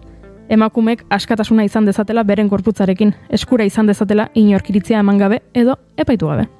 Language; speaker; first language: Basque; native; Basque